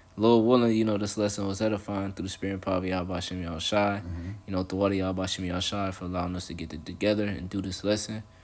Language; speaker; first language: English; native; English